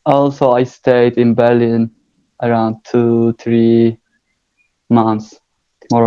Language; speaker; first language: English; non-native, learner; Turkish